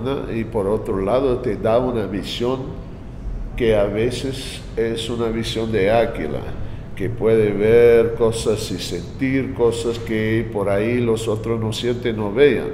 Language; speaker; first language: Spanish; non-native, fluent; English